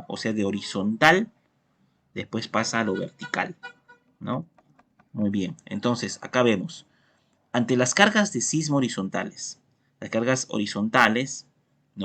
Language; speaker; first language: Spanish; native; Spanish